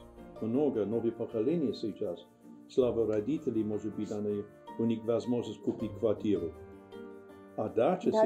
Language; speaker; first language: Russian; non-native, learner; English